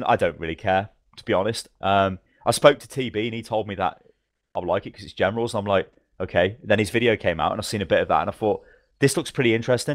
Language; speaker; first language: English; native; English